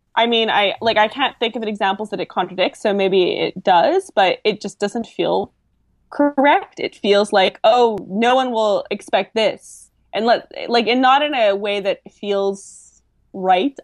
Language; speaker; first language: English; native; English